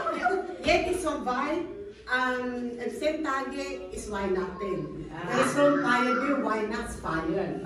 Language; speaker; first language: German; non-native, learner; Filipino